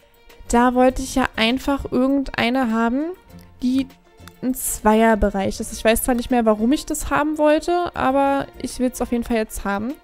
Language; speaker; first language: German; native; German